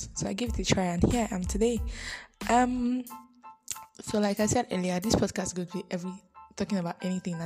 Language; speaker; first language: English; non-native, local second language; Bini